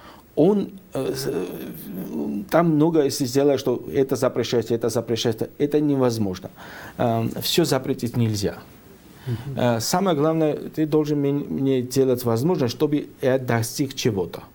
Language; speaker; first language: Russian; non-native, fluent; Georgian